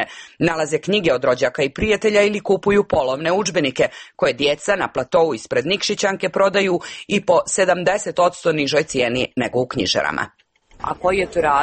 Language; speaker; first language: Serbian; native; Serbian